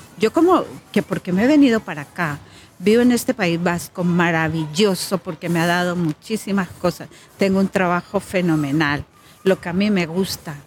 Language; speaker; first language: Spanish; native; Spanish